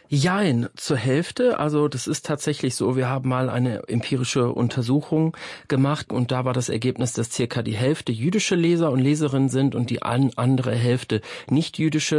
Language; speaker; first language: German; native; German